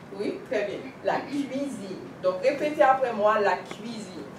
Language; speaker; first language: French; non-native, fluent; English